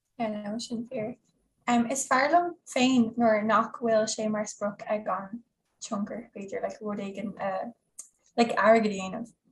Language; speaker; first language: Irish; non-native, local second language; English